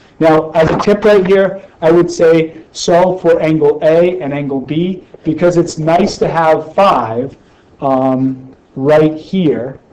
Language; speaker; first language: English; native; English